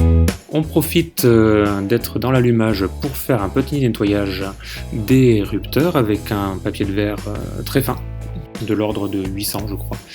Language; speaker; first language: French; native; French